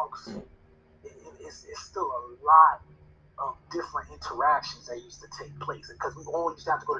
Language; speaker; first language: English; native; English